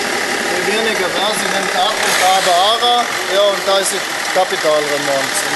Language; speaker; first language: Latvian; non-native, learner; German